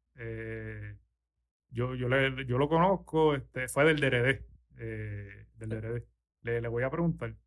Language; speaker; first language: Spanish; native; Spanish